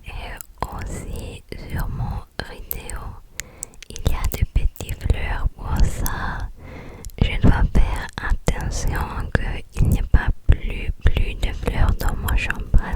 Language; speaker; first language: French; non-native, learner; English